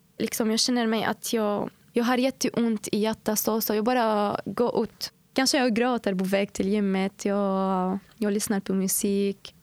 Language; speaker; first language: Swedish; non-native, fluent; Arabic